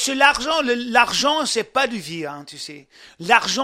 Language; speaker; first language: French; non-native, learner; English